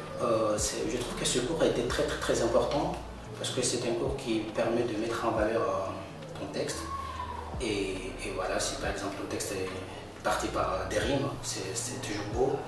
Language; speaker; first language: French; non-native, local second language; Comorian